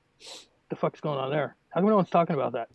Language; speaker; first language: English; native; English